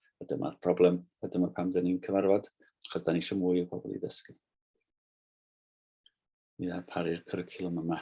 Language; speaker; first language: Welsh; native; Welsh